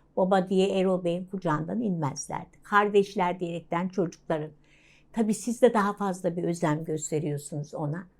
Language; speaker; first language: Turkish; native; Turkish